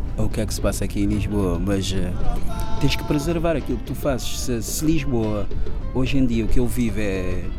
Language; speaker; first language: Portuguese; non-native, local second language; Kabuverdianu